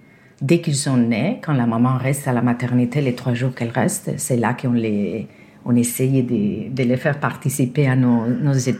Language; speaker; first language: French; non-native, fluent; Spanish